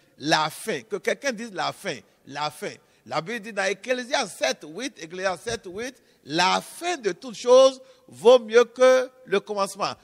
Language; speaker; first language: French; non-native, local second language; Fon